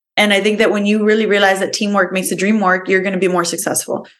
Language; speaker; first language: English; early bilingual, other home language; Spanish